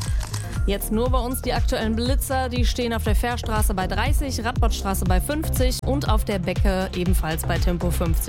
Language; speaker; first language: German; native; German